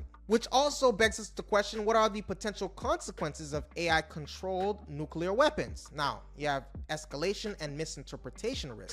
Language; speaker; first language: English; native; English